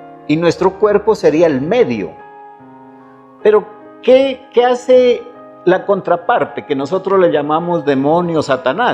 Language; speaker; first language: Spanish; native; Spanish